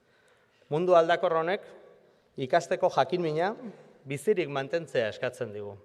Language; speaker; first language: Basque; native; Basque